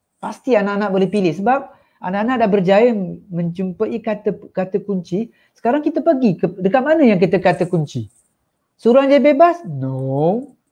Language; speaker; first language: Malay; non-native, local second language; Tamil